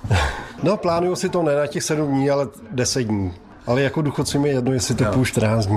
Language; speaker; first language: Czech; native; Czech